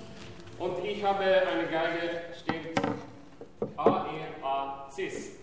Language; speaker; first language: German; non-native, learner; Swedish